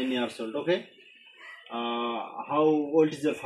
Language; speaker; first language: English; non-native, learner; Bangla